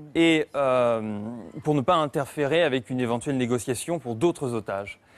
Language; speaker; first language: French; native; French